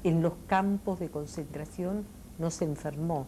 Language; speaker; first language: Spanish; native; Spanish